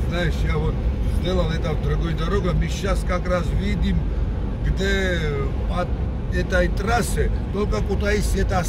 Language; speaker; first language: Russian; non-native, local second language; Georgian